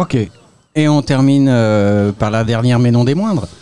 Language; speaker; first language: French; native; French